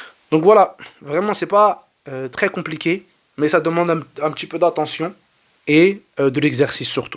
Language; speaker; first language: French; native; French